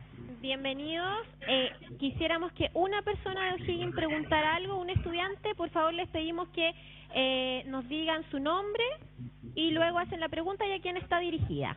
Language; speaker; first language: Spanish; native; Spanish